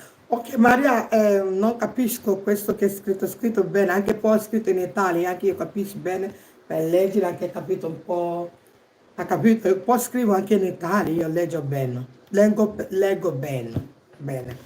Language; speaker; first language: Italian; non-native, learner; Igbo